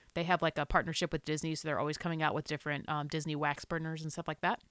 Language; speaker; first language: English; native; English